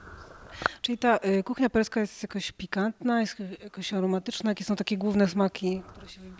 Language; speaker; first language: Polish; native; Polish